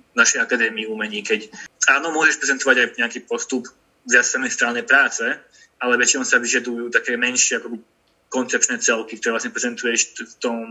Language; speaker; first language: Slovak; non-native, local second language; Hungarian